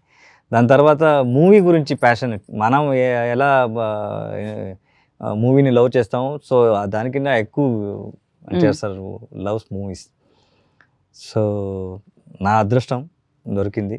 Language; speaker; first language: Telugu; non-native, learner; Kannada